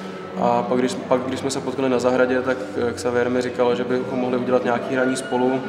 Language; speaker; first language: Czech; native; Czech